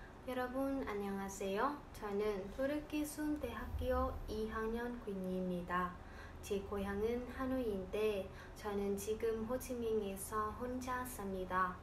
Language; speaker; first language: Korean; non-native, learner; Vietnamese